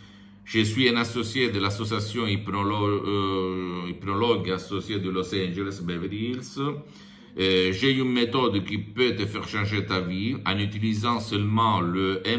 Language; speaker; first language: French; non-native, fluent; Italian